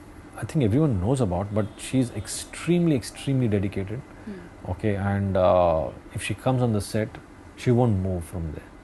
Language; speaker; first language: English; non-native, local second language; Hindi